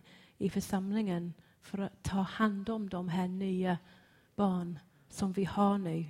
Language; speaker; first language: Swedish; non-native, fluent; English